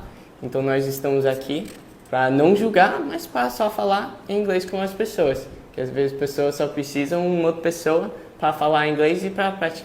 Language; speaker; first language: Portuguese; early bilingual, heritage; English